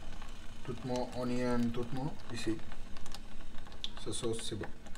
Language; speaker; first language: French; non-native, learner; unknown